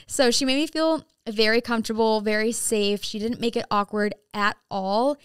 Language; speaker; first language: English; native; English